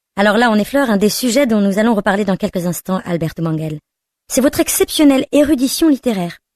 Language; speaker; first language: French; native; French